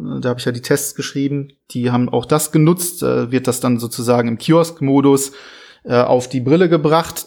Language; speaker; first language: German; native; German